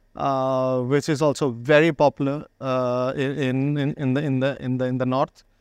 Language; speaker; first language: English; non-native, local second language; Malayalam